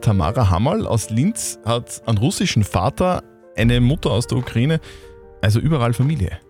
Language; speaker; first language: German; native; German